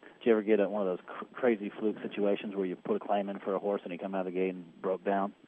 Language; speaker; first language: English; native; English